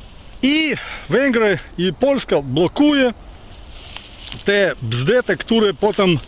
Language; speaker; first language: Polish; non-native, fluent; Ukrainian